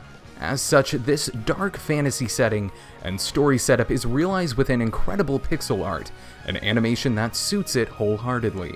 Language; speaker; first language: English; native; English